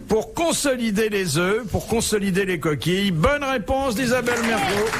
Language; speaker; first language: French; native; French